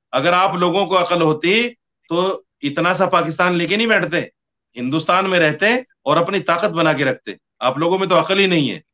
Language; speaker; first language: Hindi; native; Hindi